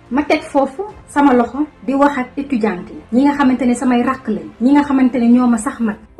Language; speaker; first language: Wolof; native; Wolof